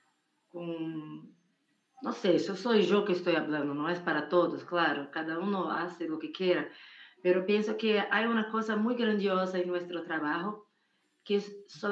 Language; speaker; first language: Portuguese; non-native, fluent; Spanish